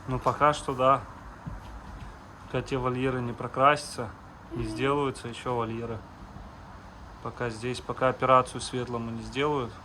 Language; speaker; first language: Russian; native; Russian